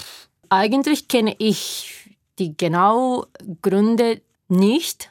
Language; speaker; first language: German; non-native, learner; Japanese